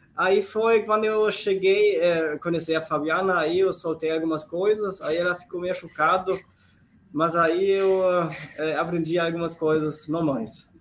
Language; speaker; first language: Portuguese; non-native, fluent; German